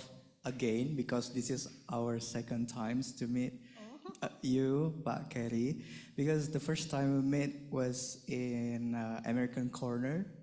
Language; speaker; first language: English; non-native, fluent; Indonesian